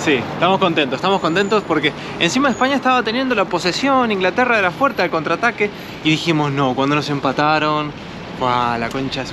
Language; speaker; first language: Spanish; native; Spanish